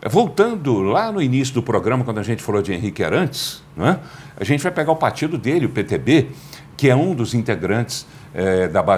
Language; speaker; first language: Portuguese; native; Portuguese